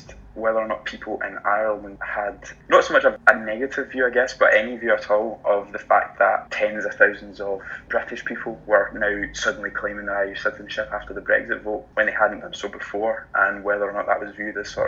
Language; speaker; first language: English; native; English